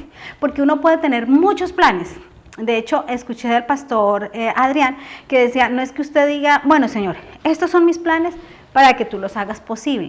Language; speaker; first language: Spanish; native; Spanish